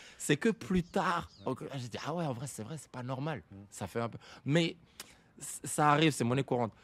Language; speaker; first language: French; native; French